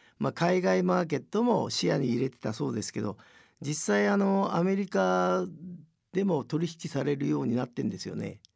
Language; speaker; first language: Japanese; native; Japanese